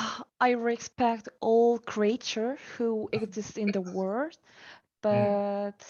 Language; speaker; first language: English; non-native, learner; Korean